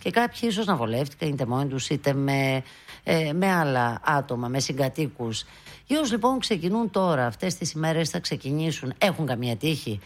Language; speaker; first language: Greek; native; Greek